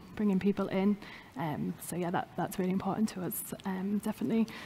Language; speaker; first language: English; native; English